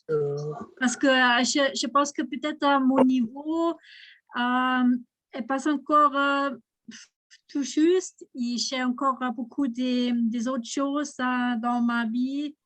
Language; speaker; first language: French; non-native, learner; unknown